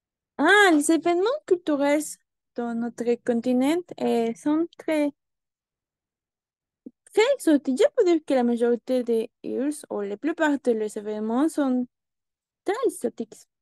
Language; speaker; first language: French; non-native, learner; Spanish